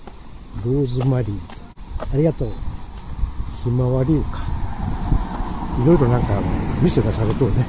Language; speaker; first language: Japanese; native; Japanese